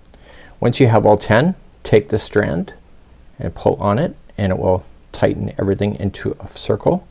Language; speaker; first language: English; native; English